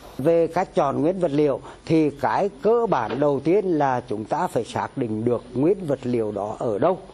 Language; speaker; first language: Vietnamese; native; Vietnamese